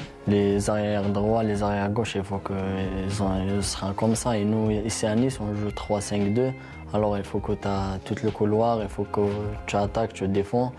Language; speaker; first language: French; non-native, local second language; Kabyle